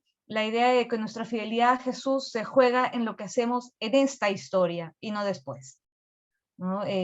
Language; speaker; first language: Spanish; native; Spanish